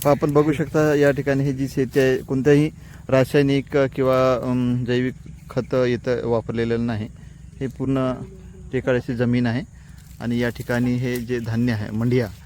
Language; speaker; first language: Marathi; native; Marathi